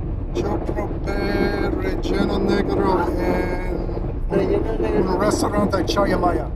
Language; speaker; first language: Spanish; non-native, learner; English